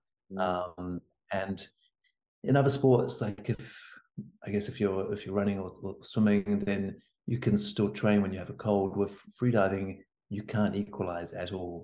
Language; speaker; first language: English; native; English